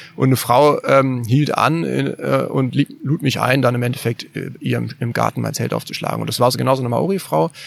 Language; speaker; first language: German; native; German